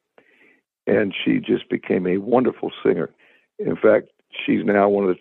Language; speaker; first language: English; native; English